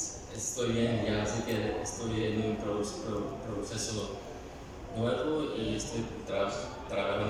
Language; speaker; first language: Spanish; early bilingual, heritage; Spanish